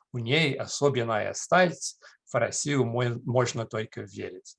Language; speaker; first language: Russian; non-native, fluent; English